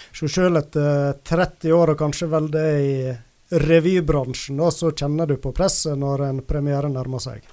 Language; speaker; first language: Norwegian; native; Norwegian